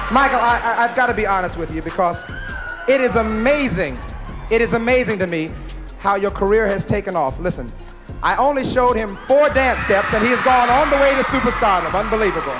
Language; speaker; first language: English; native; English